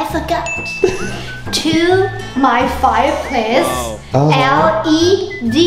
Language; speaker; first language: English; non-native, learner; Thai